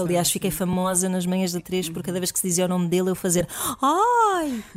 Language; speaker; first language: Portuguese; native; Portuguese